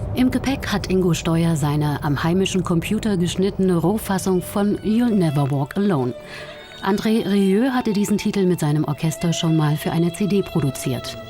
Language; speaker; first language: German; native; German